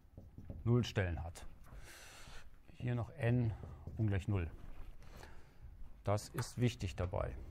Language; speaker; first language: German; native; German